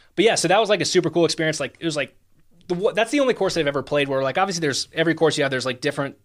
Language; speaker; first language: English; native; English